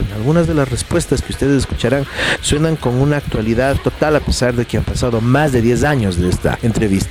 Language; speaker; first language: Spanish; native; Spanish